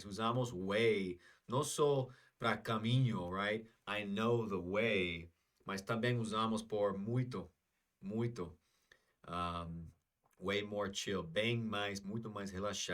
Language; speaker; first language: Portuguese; non-native, fluent; English